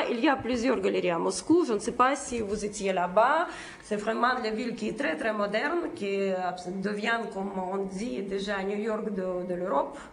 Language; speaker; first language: French; non-native, fluent; Russian